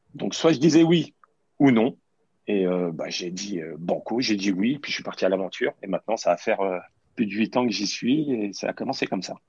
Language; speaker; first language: French; native; French